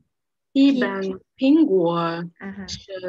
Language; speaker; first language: Chinese; non-native, learner; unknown